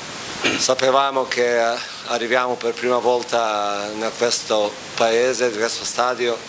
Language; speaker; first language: Italian; non-native, fluent; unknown